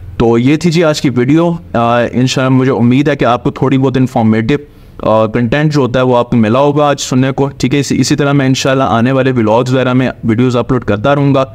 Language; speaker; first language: Urdu; native; Urdu